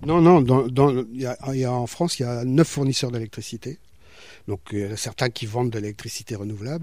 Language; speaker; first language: French; native; French